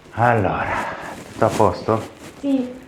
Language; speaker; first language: Italian; non-native, learner; Korean